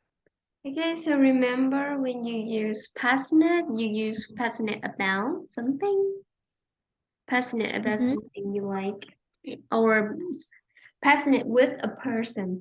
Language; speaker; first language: English; non-native, fluent; Vietnamese